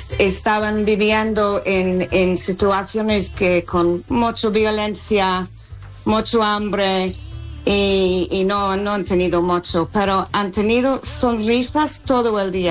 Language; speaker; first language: Spanish; non-native, local second language; English